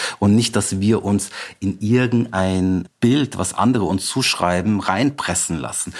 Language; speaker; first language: German; native; German